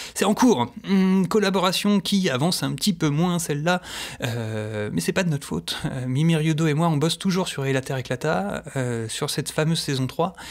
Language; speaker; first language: French; native; French